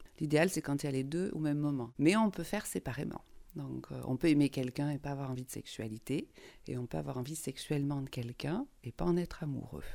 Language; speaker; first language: French; native; French